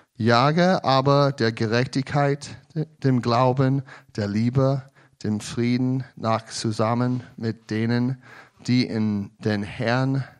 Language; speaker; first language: German; non-native, learner; English